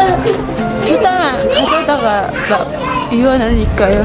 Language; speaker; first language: Korean; non-native, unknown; Khmer